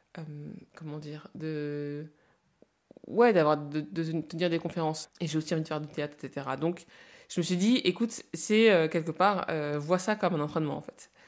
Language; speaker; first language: French; native; French